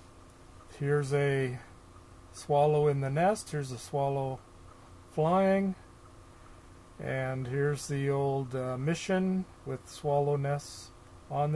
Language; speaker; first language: English; native; English